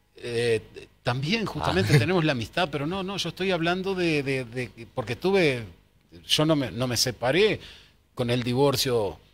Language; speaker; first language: Spanish; native; Spanish